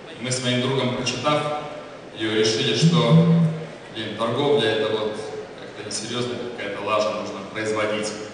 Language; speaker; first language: Russian; native; Russian